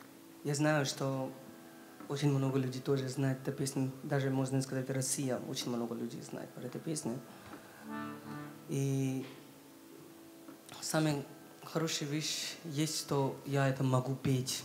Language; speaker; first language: Russian; non-native, learner; Hindi